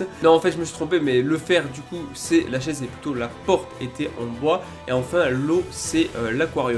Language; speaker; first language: French; native; French